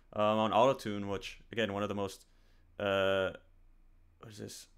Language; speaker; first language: English; native; English